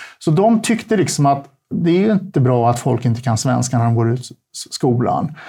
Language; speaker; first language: Swedish; early bilingual, other home language; Turkish